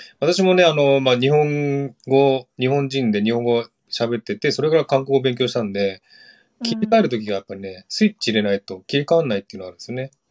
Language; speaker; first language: Japanese; non-native, fluent; Korean